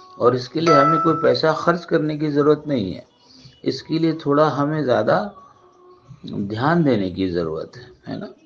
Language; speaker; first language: Hindi; native; Hindi